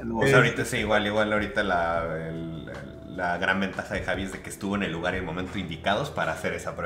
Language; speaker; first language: Spanish; native; Spanish